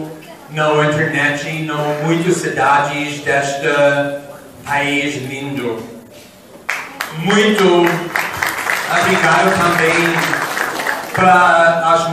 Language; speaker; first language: Portuguese; non-native, fluent; English